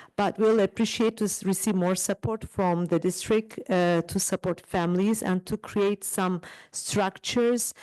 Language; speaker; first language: English; non-native, fluent; Turkish